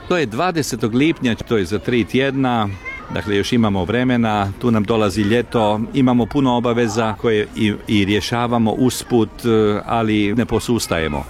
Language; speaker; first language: Croatian; early bilingual, heritage; Hungarian